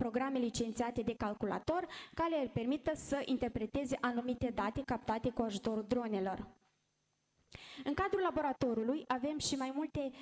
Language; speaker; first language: Romanian; native; Romanian